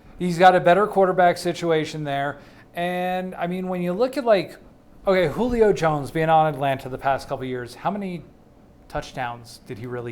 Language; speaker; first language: English; native; English